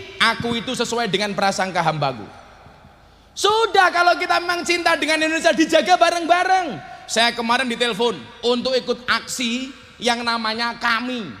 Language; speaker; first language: Indonesian; non-native, local second language; Javanese